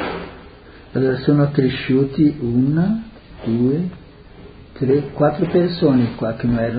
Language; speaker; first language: Italian; early bilingual, heritage; Portuguese